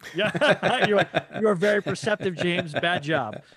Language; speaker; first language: English; native; English